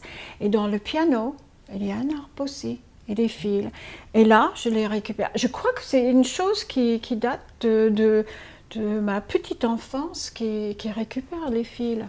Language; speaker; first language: French; non-native, fluent; English